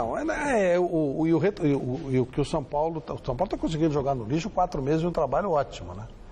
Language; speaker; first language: Portuguese; native; Portuguese